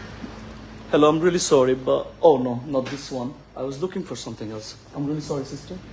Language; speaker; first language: English; non-native, fluent; Bangla